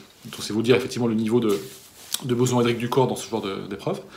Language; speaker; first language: French; native; French